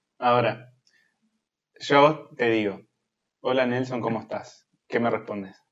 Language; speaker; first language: Spanish; native; Spanish